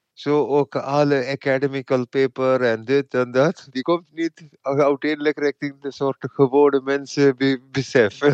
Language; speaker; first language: Dutch; non-native, fluent; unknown